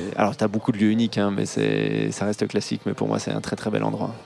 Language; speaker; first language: French; native; French